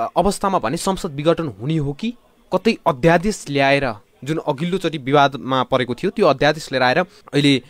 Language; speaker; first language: Nepali; native; Nepali